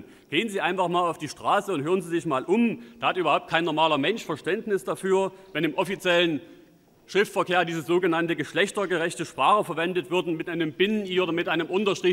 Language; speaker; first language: German; native; German